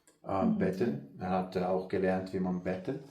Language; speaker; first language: German; non-native, learner; Portuguese